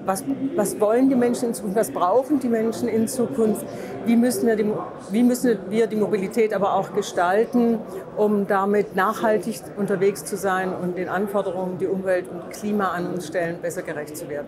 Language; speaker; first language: German; native; German